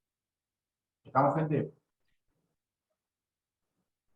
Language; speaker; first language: Spanish; native; Spanish